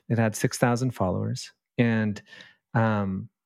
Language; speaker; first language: English; native; English